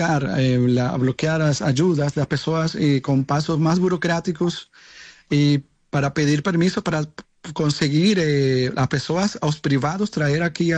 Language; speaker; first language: Portuguese; non-native, learner; Spanish